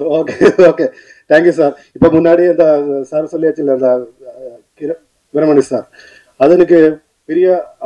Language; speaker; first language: Tamil; non-native, learner; Malayalam